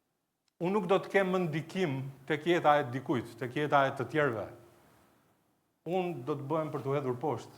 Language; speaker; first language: Albanian; native; Albanian